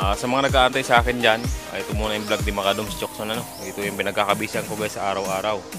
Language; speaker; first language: Filipino; non-native, local second language; Bikol